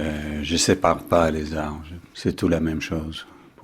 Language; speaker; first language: French; non-native, fluent; English